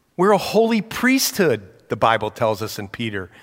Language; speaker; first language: English; native; English